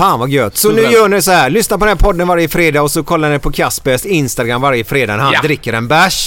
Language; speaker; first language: Swedish; native; Swedish